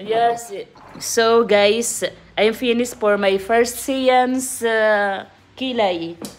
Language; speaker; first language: English; non-native, local second language; Filipino